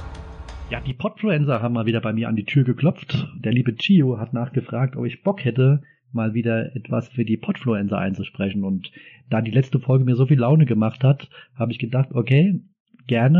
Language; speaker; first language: German; native; German